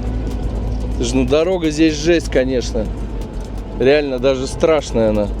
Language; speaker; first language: Russian; native; Russian